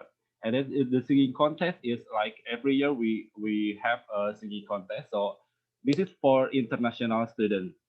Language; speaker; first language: English; non-native, learner; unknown